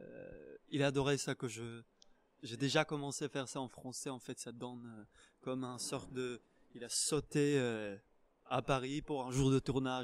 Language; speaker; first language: French; non-native, fluent; Hebrew